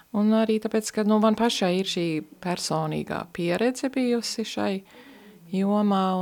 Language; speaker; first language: Latvian; early bilingual, heritage; Latvian